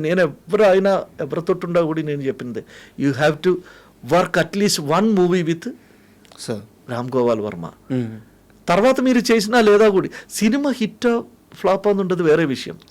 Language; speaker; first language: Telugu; non-native, fluent; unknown